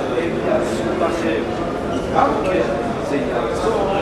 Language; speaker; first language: Hebrew; non-native, fluent; Hindi